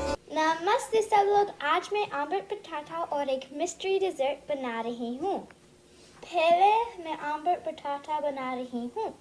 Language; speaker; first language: Hindi; non-native, learner; English